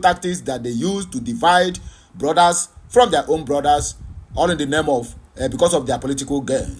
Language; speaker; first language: English; non-native, local second language; Igbo